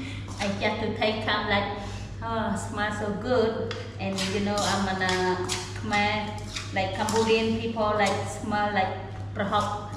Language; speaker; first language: English; non-native, learner; Khmer